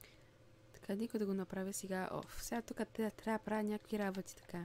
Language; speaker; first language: Bulgarian; native; Bulgarian